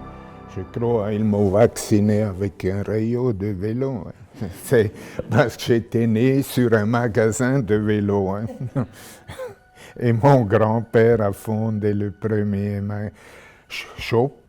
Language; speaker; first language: French; non-native, local second language; German